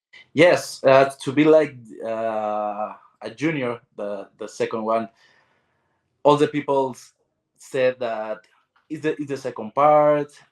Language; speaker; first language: English; non-native, learner; Spanish